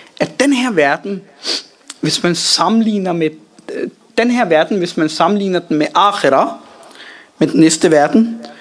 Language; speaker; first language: Danish; early bilingual, other home language; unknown